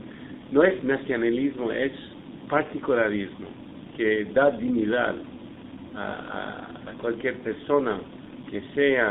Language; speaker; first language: Spanish; non-native, fluent; English